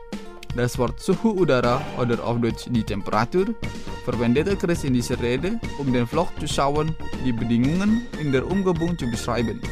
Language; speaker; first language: German; non-native, fluent; Indonesian